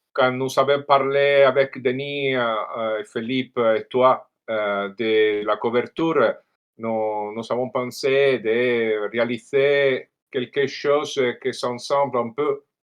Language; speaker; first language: French; non-native, learner; Italian